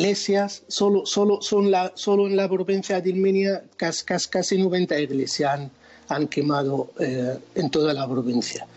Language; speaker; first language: Spanish; non-native, fluent; Arabic